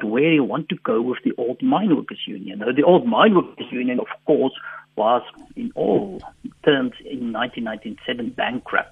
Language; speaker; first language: English; non-native, local second language; Afrikaans